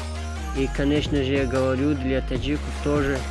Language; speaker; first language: Russian; non-native, fluent; Tajik